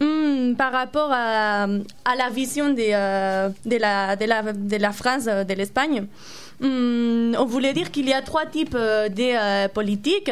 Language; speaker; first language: French; non-native, fluent; Spanish